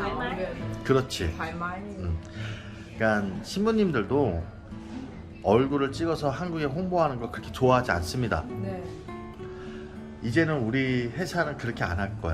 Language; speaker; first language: Korean; non-native, fluent; Vietnamese